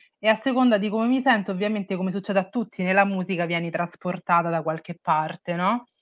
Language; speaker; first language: Italian; native; Italian